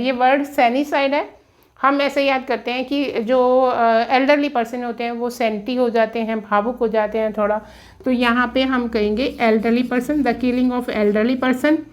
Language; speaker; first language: Hindi; native; Hindi